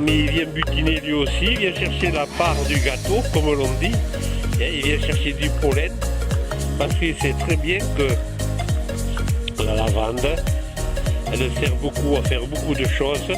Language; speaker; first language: French; native; French